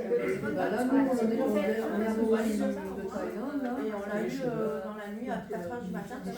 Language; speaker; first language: French; native; French